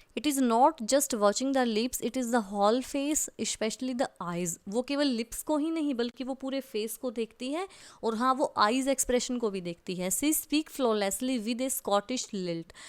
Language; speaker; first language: Hindi; native; Hindi